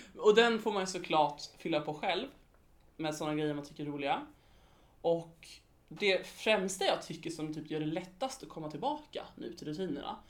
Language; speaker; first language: Swedish; native; Swedish